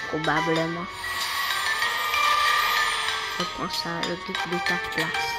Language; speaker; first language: French; non-native, local second language; Arabic